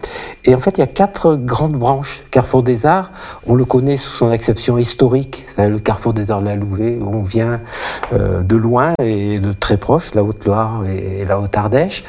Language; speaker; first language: French; native; French